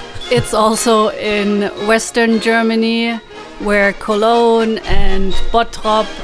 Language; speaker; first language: English; non-native, fluent; German